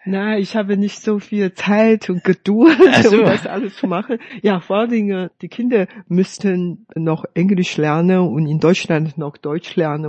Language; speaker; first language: German; non-native, fluent; Hakka Chinese